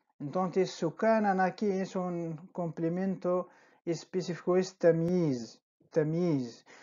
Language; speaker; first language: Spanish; non-native, fluent; Arabic